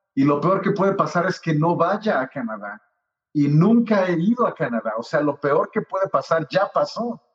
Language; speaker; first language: Spanish; native; Spanish